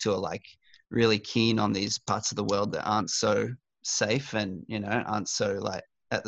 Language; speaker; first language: English; native; English